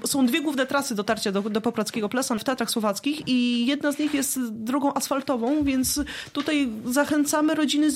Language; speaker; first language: Polish; native; Polish